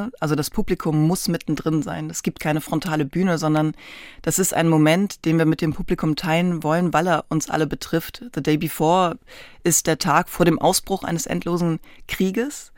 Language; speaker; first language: German; native; German